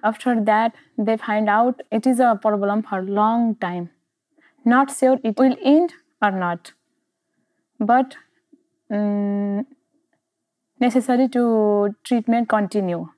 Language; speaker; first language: English; non-native, learner; Nepali